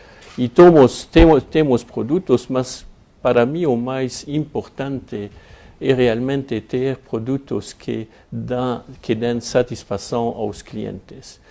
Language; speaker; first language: Portuguese; non-native, fluent; French